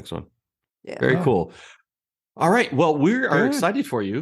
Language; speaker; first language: English; native; English